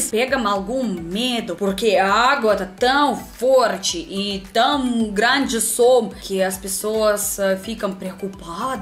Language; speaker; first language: Portuguese; non-native, learner; Russian